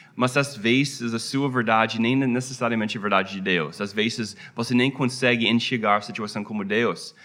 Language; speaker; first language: Portuguese; non-native, fluent; English